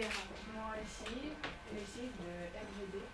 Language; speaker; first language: French; non-native, learner; Russian